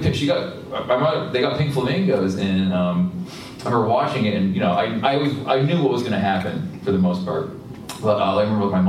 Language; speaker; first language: English; native; English